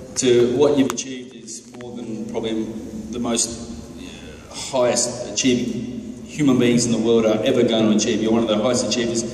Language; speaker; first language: English; native; English